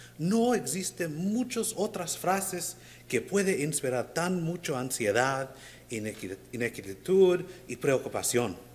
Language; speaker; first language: Spanish; non-native, learner; English